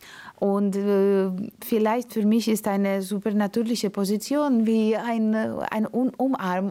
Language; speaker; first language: German; non-native, learner; Russian